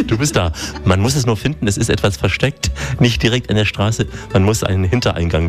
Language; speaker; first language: German; native; German